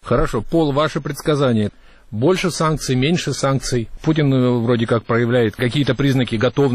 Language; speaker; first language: Russian; native; Russian